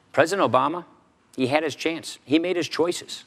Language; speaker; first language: English; native; English